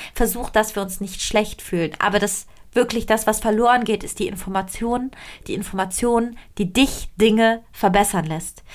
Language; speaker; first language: German; non-native, fluent; Italian